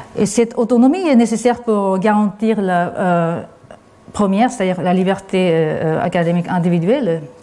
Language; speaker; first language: French; non-native, fluent; Japanese